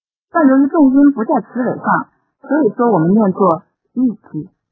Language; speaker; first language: Chinese; native; Chinese